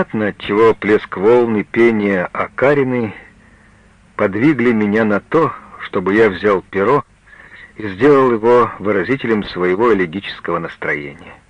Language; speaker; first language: Russian; native; Russian